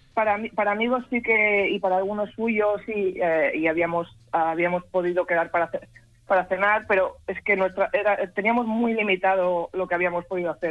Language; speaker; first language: Spanish; native; Spanish